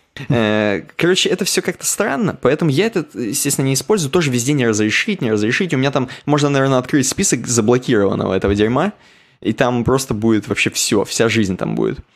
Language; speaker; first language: Russian; native; Russian